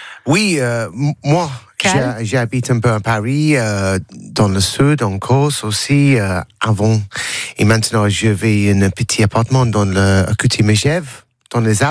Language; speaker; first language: French; non-native, learner; English